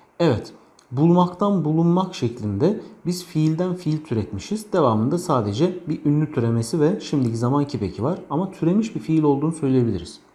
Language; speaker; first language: Turkish; native; Turkish